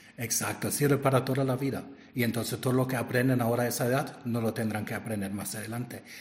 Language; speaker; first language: Spanish; non-native, fluent; German